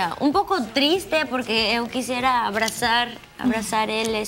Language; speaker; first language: Portuguese; non-native, learner; Spanish